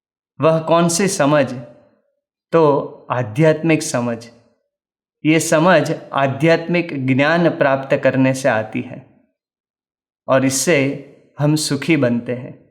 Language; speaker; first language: Hindi; native; Hindi